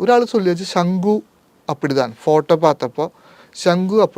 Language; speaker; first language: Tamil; non-native, local second language; Malayalam